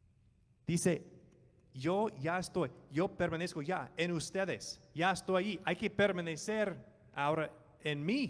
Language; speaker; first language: Spanish; non-native, fluent; English